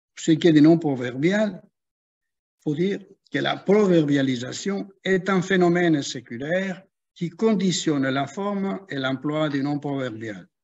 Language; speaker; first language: French; non-native, fluent; Spanish